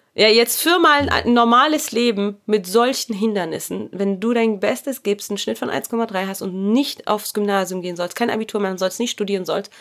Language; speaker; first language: German; early bilingual, other home language; Arabic